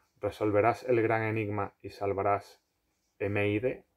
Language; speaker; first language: Spanish; native; Spanish